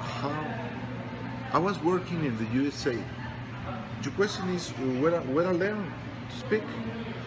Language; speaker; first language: English; non-native, learner; Spanish